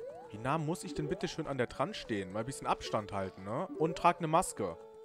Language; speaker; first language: German; native; German